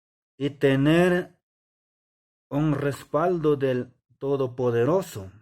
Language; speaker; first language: Spanish; non-native, local second language; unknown